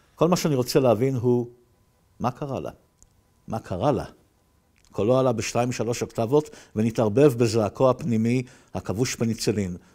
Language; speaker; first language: Hebrew; native; Hebrew